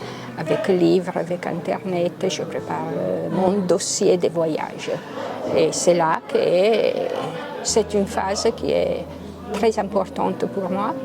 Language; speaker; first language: French; non-native, local second language; Italian